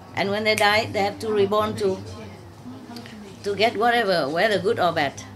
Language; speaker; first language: English; non-native, fluent; Vietnamese